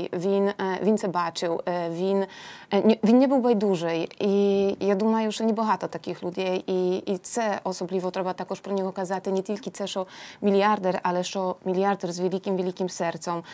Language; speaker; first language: Polish; non-native, learner; Ukrainian